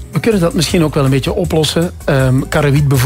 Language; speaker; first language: Dutch; native; Dutch